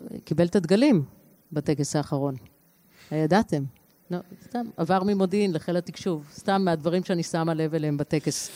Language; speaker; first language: Hebrew; native; Hebrew